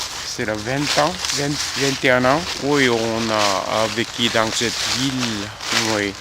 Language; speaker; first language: French; non-native, fluent; Korean